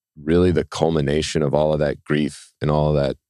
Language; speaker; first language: English; native; English